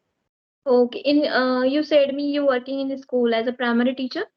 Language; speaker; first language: English; non-native, learner; Marathi